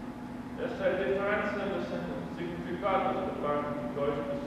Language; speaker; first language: Portuguese; non-native, learner; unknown